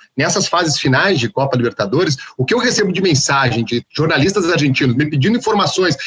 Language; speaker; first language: Portuguese; native; Portuguese